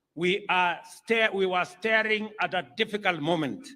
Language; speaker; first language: English; non-native, local second language; Kalenjin